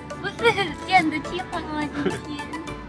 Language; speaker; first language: Chinese; non-native, learner; Japanese